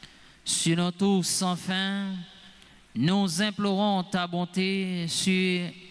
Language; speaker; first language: French; non-native, local second language; Haitian Creole